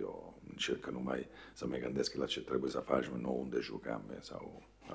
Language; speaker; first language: Romanian; non-native, fluent; Italian